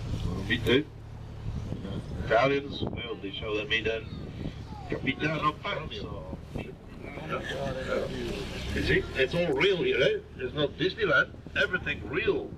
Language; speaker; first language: English; non-native, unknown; Dutch